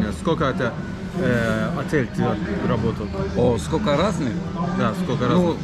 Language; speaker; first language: Russian; non-native, learner; Turkish